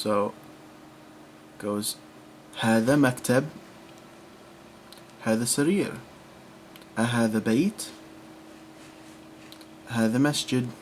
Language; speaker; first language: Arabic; non-native, fluent; English